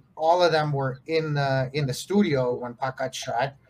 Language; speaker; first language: English; native; English